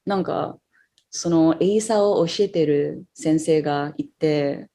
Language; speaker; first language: Japanese; non-native, fluent; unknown